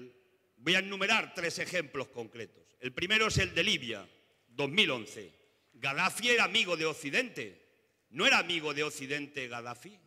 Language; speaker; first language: Spanish; native; Spanish